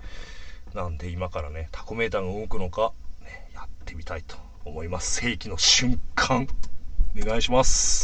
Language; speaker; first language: Japanese; native; Japanese